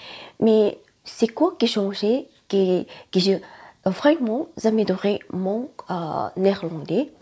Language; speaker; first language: French; non-native, learner; Thai